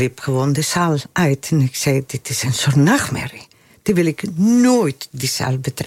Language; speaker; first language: Dutch; non-native, fluent; Spanish